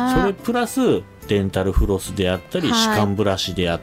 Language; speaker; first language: Japanese; native; Japanese